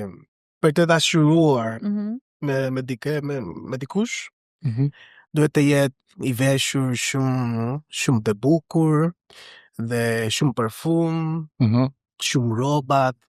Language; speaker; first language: Albanian; non-native, learner; Spanish